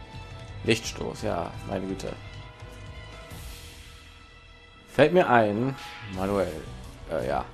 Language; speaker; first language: German; native; German